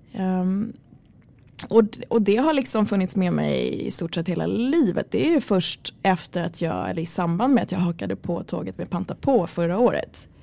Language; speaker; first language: Swedish; early bilingual, other home language; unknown